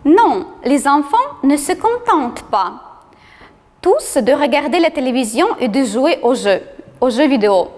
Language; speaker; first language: French; non-native, fluent; Ukrainian